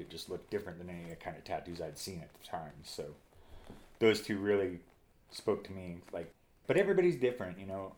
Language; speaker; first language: English; native; English